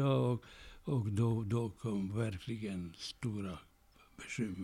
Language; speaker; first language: Swedish; non-native, fluent; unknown